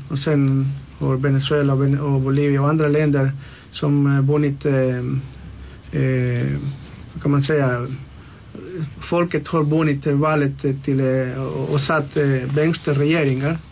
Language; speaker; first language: Swedish; non-native, local second language; Spanish